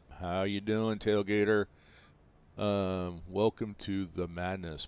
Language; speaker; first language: English; native; English